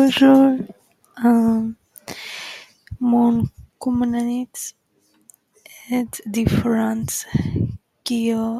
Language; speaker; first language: French; non-native, learner; English